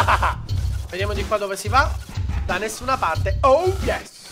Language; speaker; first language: Italian; native; Italian